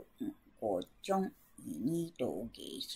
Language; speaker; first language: Cantonese; non-native, learner; Japanese